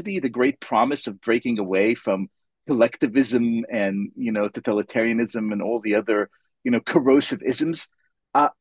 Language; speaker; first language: English; non-native, fluent; Hebrew